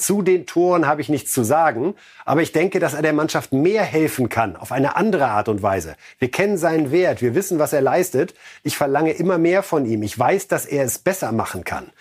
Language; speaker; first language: German; native; German